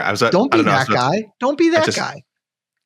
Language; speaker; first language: English; native; English